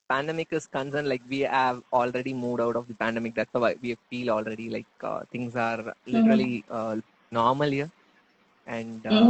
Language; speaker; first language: English; non-native, local second language; Tamil